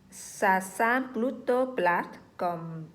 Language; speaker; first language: French; non-native, learner; Vietnamese